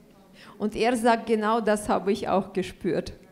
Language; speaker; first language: German; non-native, fluent; Russian